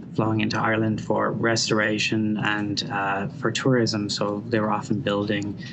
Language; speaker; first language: English; native; English